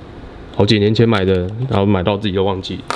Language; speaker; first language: Chinese; native; Chinese